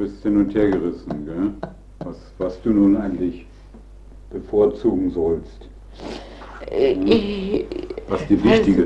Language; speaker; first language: German; native; German